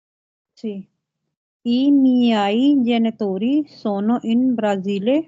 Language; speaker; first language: Italian; non-native, learner; Punjabi